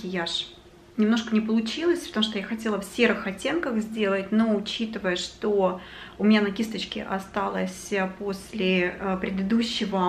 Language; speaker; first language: Russian; native; Russian